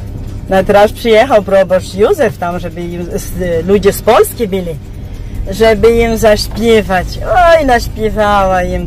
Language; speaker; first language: Polish; early bilingual, heritage; Polish